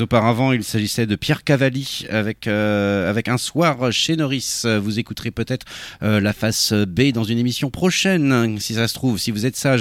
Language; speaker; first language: French; native; French